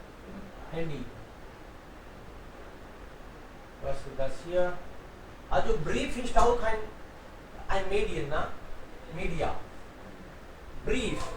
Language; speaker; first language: German; non-native, fluent; Hindi